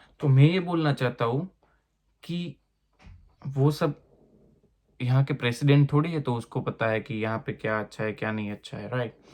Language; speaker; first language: Hindi; non-native, local second language; Gujarati